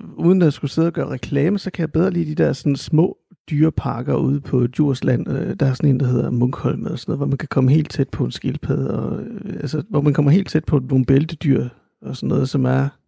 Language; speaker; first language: Danish; native; Danish